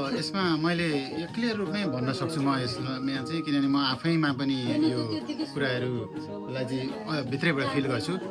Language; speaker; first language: Nepali; native; Nepali